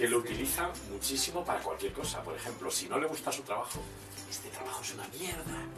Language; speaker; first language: Spanish; native; Spanish